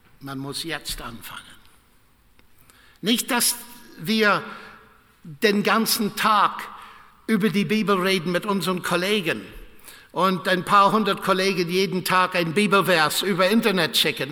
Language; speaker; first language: German; non-native, fluent; English